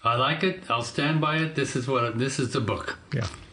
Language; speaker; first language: English; native; English